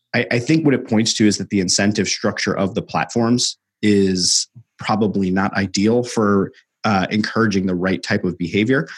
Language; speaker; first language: English; native; English